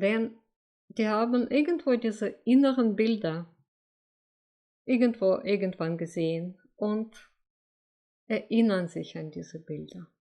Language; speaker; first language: German; non-native, fluent; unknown